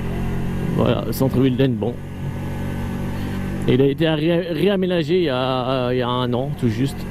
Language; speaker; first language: French; native; French